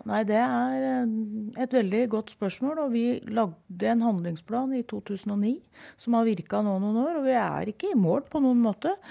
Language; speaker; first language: Norwegian; native; Norwegian